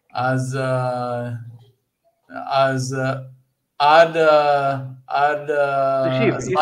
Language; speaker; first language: Hebrew; non-native, fluent; English